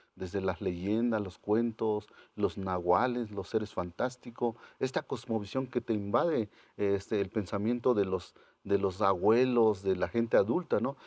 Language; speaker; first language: Spanish; non-native, local second language; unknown